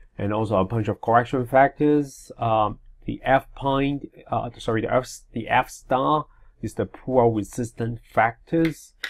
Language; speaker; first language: English; non-native, fluent; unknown